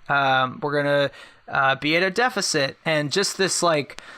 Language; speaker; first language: English; native; English